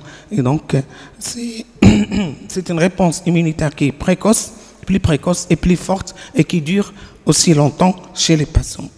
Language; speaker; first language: French; non-native, local second language; Arabic